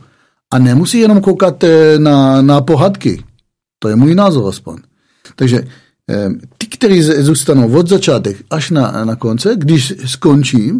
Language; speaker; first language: Czech; non-native, fluent; Hebrew